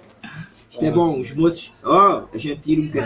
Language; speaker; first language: French; non-native, learner; Portuguese